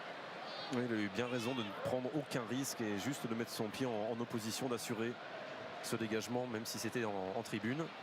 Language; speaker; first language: French; native; French